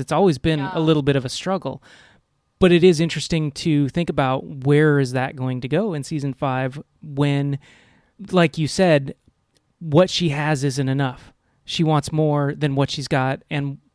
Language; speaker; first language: English; native; English